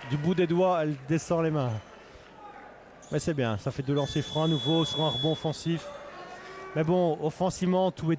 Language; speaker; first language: French; native; French